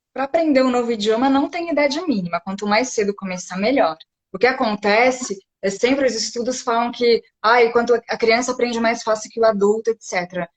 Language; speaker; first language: Portuguese; early bilingual, heritage; Portuguese